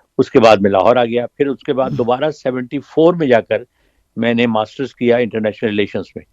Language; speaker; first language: Urdu; native; Urdu